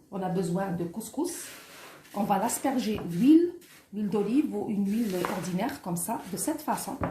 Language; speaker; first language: French; non-native, local second language; Arabic